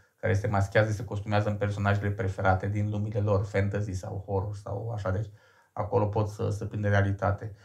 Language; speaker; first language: Romanian; native; Romanian